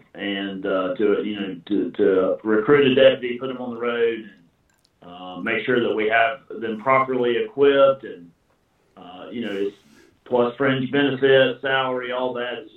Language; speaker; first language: English; native; English